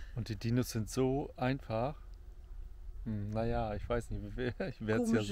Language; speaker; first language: German; native; German